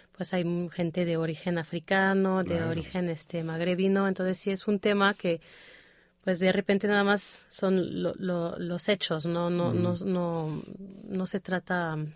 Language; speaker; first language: Spanish; non-native, fluent; French